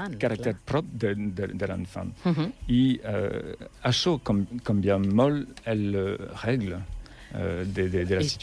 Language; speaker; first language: Catalan; non-native, learner; French